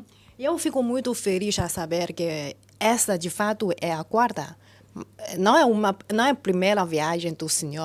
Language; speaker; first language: Portuguese; non-native, fluent; Chinese